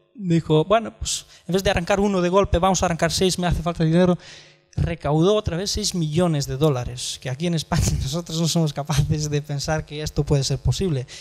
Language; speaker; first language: Spanish; non-native, fluent; Romanian